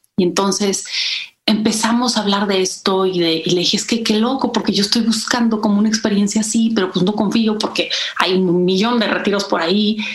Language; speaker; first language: Spanish; early bilingual, other home language; Polish